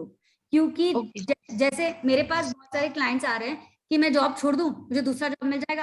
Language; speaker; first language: Hindi; native; Hindi